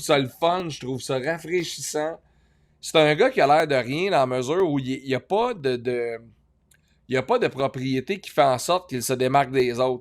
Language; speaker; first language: French; native; French